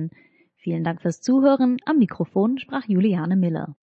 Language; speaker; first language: German; native; German